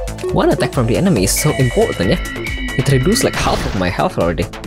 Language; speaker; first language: English; non-native, fluent; Indonesian